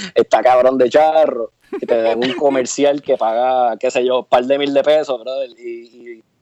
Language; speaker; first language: Spanish; native; Spanish